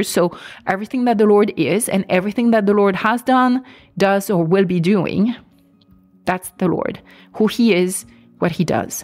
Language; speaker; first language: English; non-native, fluent; French